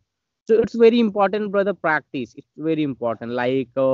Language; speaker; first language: English; non-native, learner; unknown